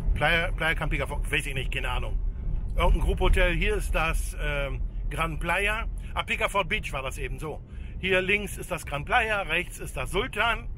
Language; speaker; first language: German; native; German